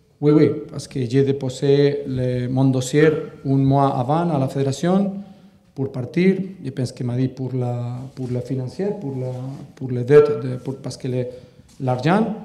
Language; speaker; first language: French; non-native, learner; Catalan